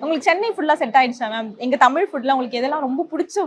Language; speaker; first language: Tamil; native; Tamil